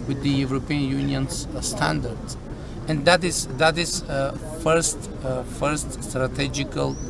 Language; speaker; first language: English; non-native, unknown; Armenian